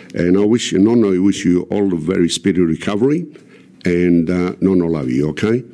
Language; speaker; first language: English; non-native, fluent; Italian